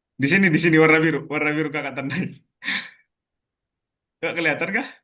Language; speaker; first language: Indonesian; native; Indonesian